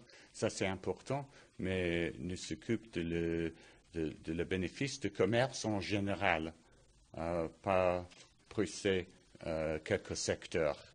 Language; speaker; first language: French; non-native, learner; English